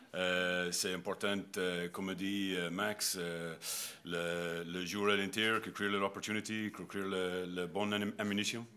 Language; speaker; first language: French; non-native, learner; English